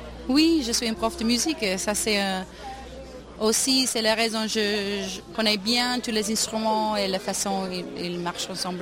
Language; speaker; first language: French; non-native, learner; English